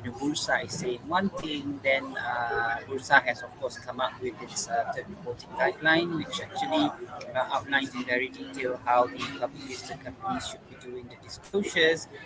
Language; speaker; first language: English; non-native, local second language; Malay